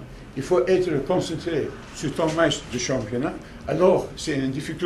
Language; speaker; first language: French; non-native, local second language; Dutch